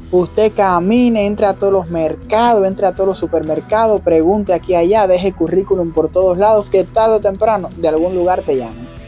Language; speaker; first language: Spanish; native; Spanish